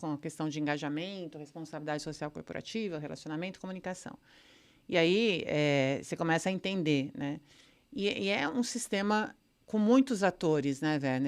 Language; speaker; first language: Portuguese; native; Portuguese